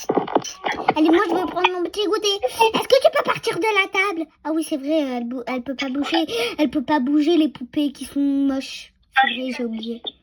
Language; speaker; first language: French; native; French